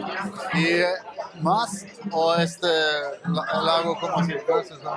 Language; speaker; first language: Spanish; non-native, learner; German